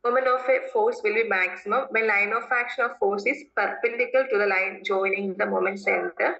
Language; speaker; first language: English; non-native, local second language; Malayalam